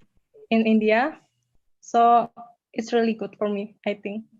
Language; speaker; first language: English; non-native, learner; Indonesian